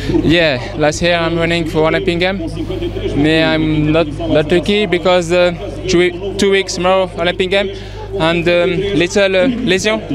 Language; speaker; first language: English; non-native, learner; French